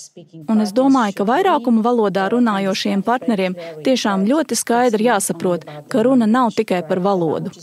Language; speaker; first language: Latvian; native; Latvian